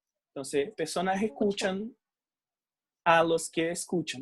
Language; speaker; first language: Spanish; non-native, fluent; Portuguese